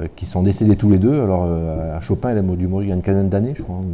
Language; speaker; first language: French; native; French